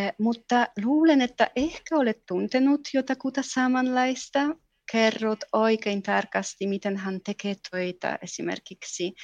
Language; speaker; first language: Finnish; non-native, fluent; Polish